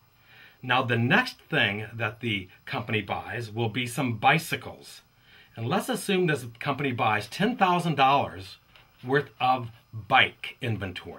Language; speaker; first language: English; native; English